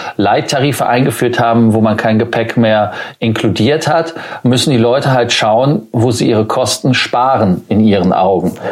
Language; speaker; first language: German; native; German